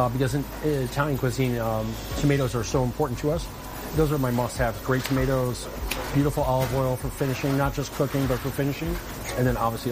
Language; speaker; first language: English; native; English